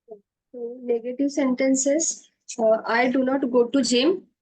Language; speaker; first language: English; non-native, learner; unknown